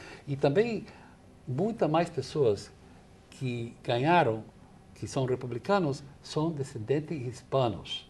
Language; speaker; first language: Portuguese; non-native, fluent; English